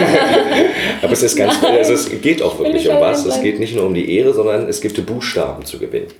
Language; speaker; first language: German; native; German